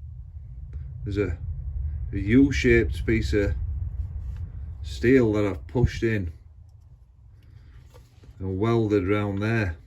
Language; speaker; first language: English; native; English